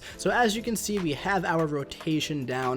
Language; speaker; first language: English; native; English